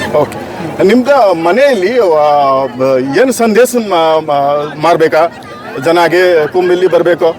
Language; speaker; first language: Kannada; non-native, learner; Hindi